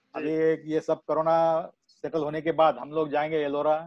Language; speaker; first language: Hindi; non-native, local second language; Marathi